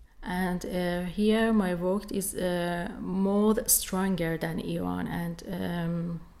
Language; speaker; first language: English; non-native, learner; Persian